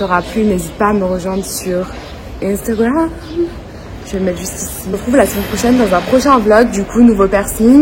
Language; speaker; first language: French; native; French